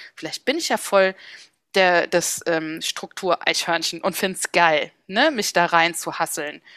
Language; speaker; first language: German; native; German